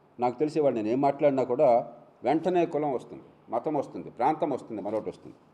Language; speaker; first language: Telugu; native; Telugu